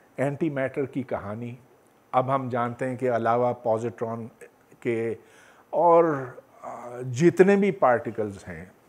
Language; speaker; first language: Urdu; native; Urdu